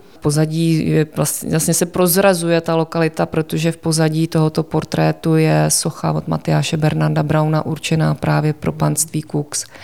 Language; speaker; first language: Czech; native; Czech